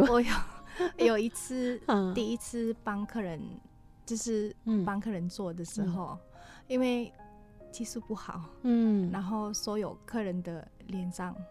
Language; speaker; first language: Chinese; non-native, fluent; Indonesian